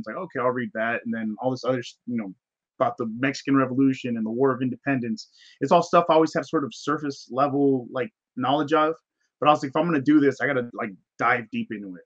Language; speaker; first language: English; native; English